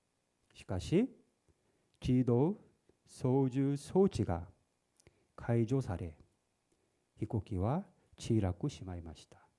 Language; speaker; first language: Japanese; non-native, fluent; Korean